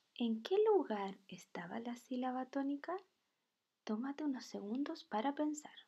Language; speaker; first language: Spanish; native; Spanish